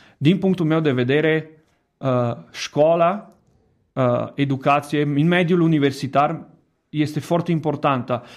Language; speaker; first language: Romanian; non-native, fluent; Italian